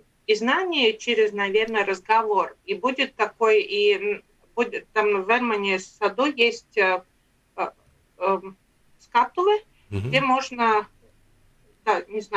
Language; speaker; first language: Russian; non-native, local second language; Latvian